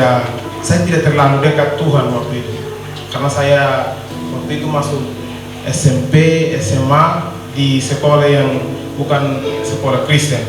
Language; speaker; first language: Indonesian; non-native, learner; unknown